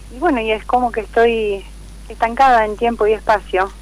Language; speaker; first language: Spanish; native; Spanish